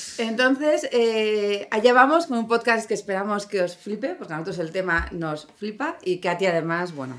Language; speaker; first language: Spanish; native; Spanish